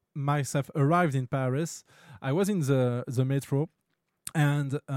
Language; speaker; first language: English; non-native, fluent; French